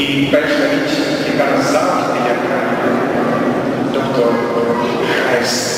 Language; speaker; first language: Ukrainian; non-native, local second language; Rusyn